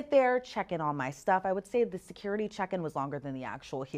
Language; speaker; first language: English; native; English